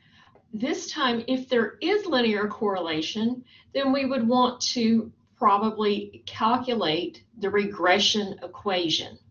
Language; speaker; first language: English; native; English